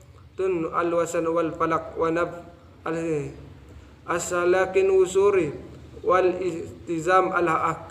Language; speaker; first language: Arabic; non-native, learner; Indonesian